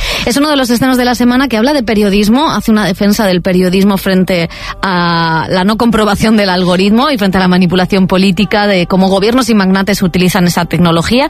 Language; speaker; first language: Spanish; native; Spanish